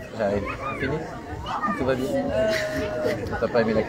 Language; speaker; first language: French; native; French